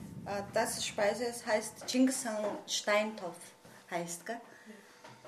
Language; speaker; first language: German; non-native, learner; Mongolian